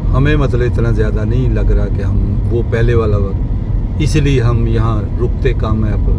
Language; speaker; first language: Urdu; non-native, local second language; Punjabi